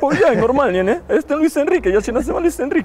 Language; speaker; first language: Polish; non-native, learner; Spanish